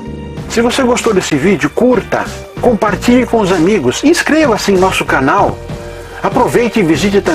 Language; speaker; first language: Portuguese; native; Portuguese